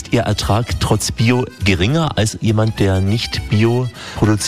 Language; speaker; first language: German; native; German